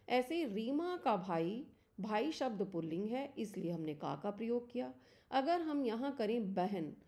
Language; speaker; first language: Hindi; native; Hindi